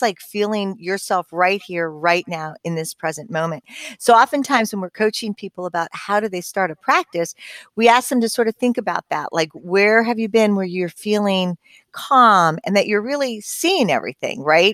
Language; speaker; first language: English; native; English